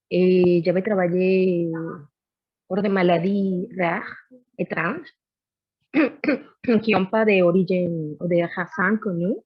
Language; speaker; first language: French; non-native, learner; Spanish